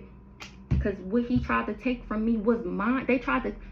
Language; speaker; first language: English; native; English